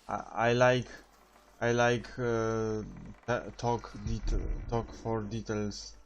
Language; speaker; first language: English; non-native, learner; Polish